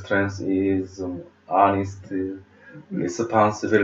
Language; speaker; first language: English; non-native, learner; Korean